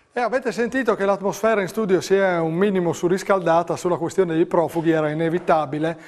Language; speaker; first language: Italian; native; Italian